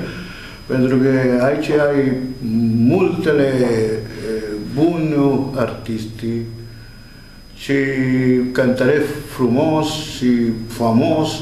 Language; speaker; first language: Romanian; non-native, learner; Spanish